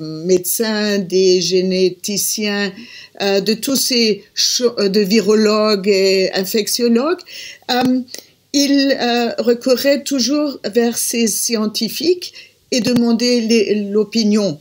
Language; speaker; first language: French; non-native, fluent; German